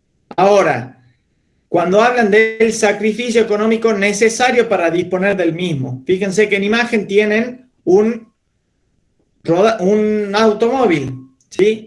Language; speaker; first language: Spanish; native; Spanish